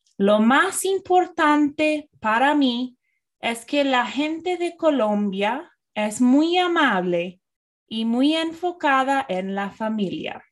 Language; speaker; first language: Spanish; non-native, fluent; English